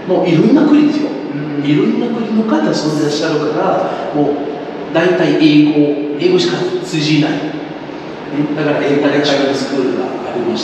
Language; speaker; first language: Japanese; non-native, learner; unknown